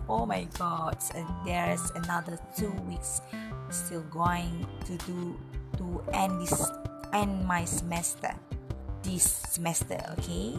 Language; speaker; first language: English; non-native, learner; Malay